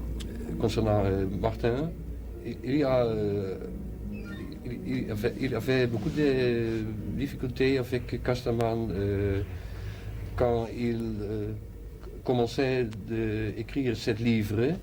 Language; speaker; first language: French; non-native, learner; Dutch